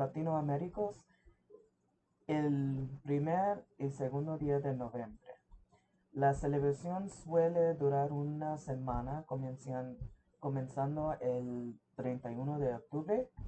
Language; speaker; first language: Spanish; early bilingual, heritage; English